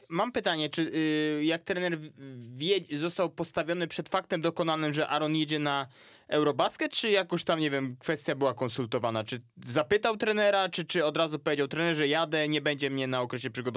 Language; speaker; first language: Polish; native; Polish